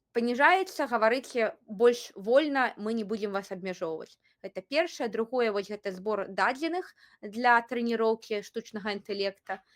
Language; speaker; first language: Belarusian; native; Belarusian